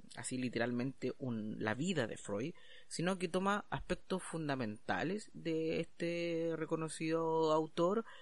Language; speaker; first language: Spanish; native; Spanish